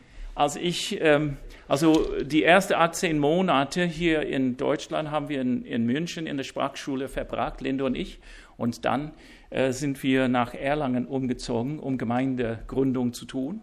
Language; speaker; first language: German; non-native, fluent; English